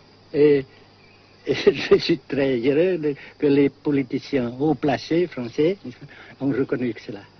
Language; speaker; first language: French; non-native, local second language; Vietnamese